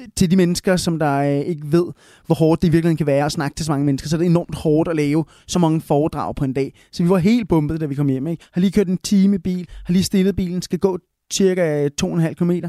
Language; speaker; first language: Danish; early bilingual, other home language; Spanish